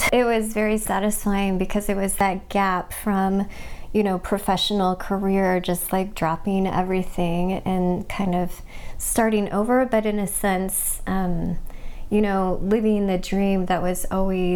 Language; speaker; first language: English; native; English